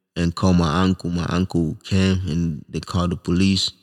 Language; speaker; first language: English; non-native, local second language; Swahili